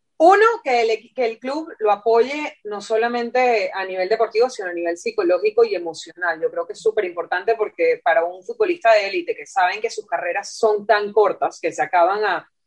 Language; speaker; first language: Spanish; native; Spanish